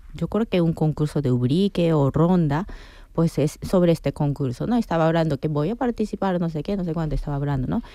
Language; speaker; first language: Spanish; non-native, fluent; Japanese